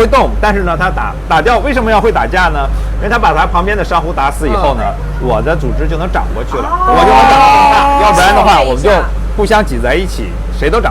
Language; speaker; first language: Chinese; native; Chinese